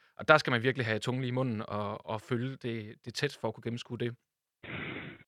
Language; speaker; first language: Danish; native; Danish